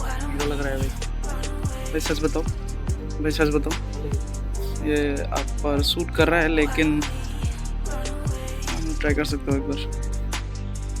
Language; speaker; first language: Hindi; non-native, local second language; Assamese